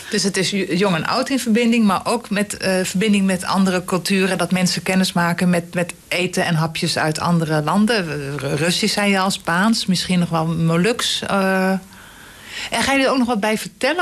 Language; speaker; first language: Dutch; native; Dutch